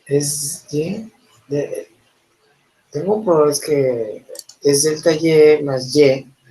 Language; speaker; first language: Spanish; native; Spanish